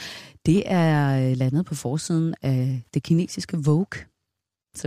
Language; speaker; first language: Danish; native; Danish